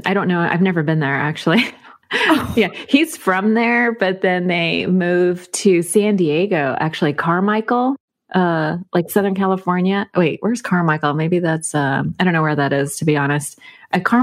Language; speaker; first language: English; native; English